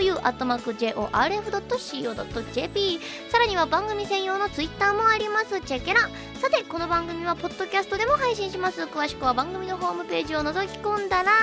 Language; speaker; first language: Japanese; native; Japanese